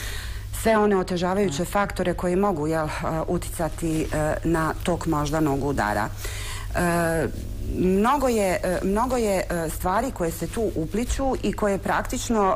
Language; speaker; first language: Bosnian; native; Bosnian